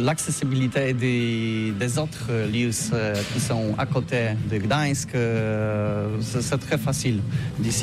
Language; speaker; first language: French; non-native, learner; Polish